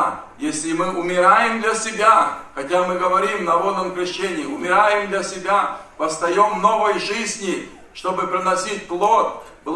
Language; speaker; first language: Russian; non-native, local second language; Ukrainian